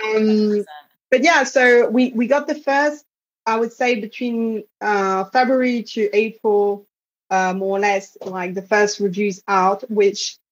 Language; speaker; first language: English; non-native, fluent; French